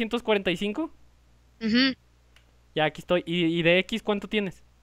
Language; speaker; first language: Spanish; native; Spanish